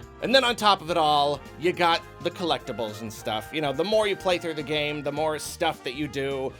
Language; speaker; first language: English; native; English